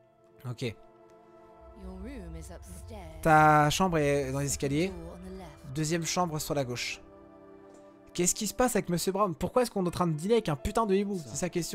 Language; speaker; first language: French; native; French